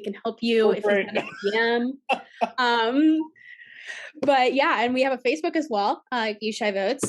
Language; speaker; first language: English; native; English